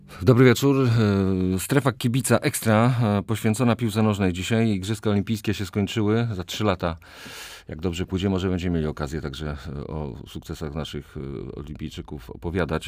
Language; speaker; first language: Polish; native; Polish